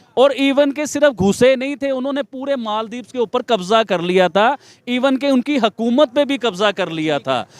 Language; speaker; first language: Urdu; non-native, local second language; Punjabi